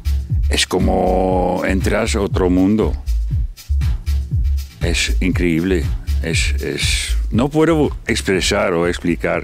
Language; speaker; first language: Spanish; non-native, fluent; Dutch